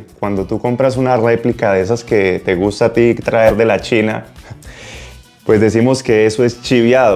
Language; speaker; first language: Spanish; native; Spanish